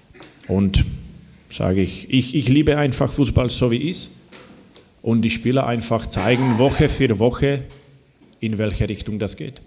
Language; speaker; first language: German; non-native, fluent; Slovak